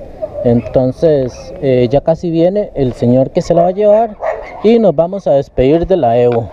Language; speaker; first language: Spanish; native; Spanish